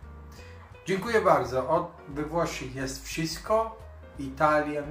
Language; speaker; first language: Polish; non-native, learner; Italian